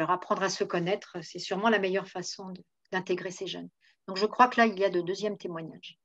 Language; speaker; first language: French; native; French